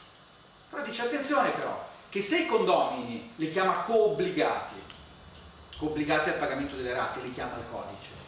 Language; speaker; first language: Italian; native; Italian